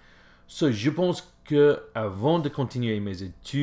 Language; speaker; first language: French; non-native, fluent; English